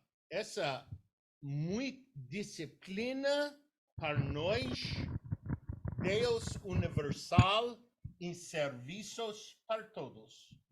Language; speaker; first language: Portuguese; non-native, learner; English